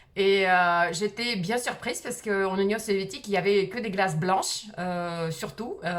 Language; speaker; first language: French; early bilingual, other home language; Russian